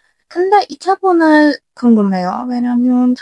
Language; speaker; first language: Korean; non-native, learner; Turkish